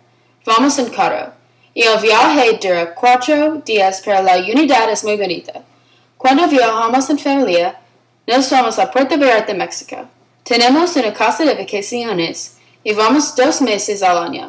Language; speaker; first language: Spanish; non-native, learner; English